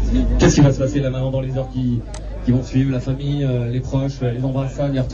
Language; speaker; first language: French; native; French